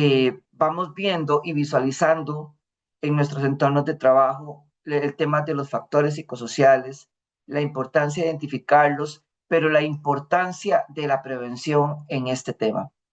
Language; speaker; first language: Spanish; native; Spanish